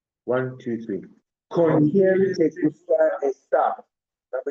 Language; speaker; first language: Spanish; non-native, fluent; English